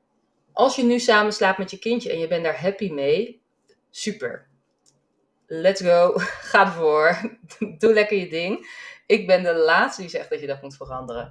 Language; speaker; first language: Dutch; native; Dutch